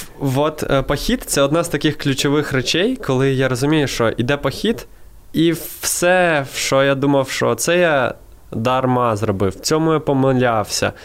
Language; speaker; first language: Ukrainian; non-native, local second language; Russian